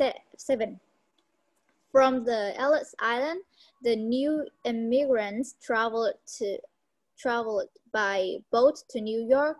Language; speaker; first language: English; non-native, learner; Vietnamese